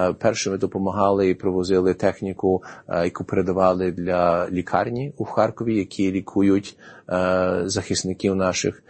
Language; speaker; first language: Ukrainian; early bilingual, heritage; Ukrainian